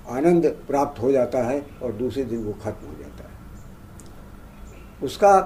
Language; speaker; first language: Hindi; native; Hindi